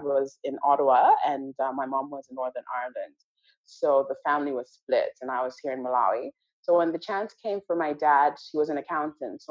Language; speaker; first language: English; native; English